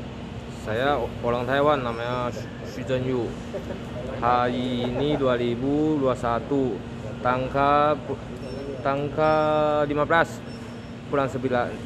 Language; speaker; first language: Indonesian; non-native, learner; Chinese